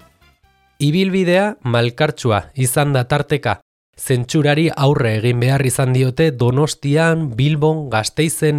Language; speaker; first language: Basque; native; Basque